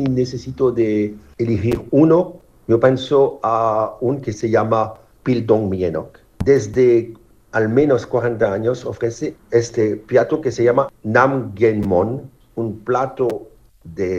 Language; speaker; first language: Spanish; non-native, fluent; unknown